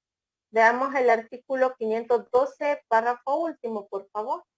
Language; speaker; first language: Spanish; native; Spanish